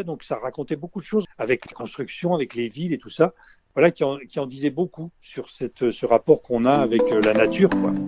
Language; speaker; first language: French; native; French